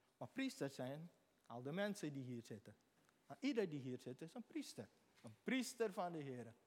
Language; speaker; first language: Dutch; native; Dutch